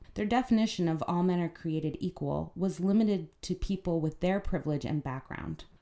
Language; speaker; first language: English; native; English